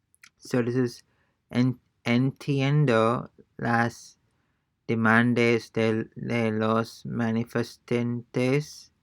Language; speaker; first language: Spanish; non-native, learner; English